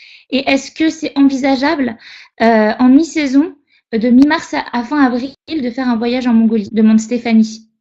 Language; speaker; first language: French; native; French